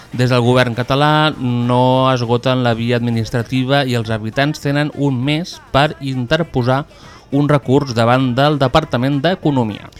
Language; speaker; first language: Catalan; native; Catalan